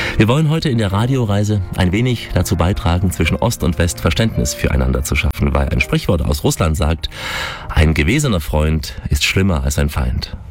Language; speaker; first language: German; native; German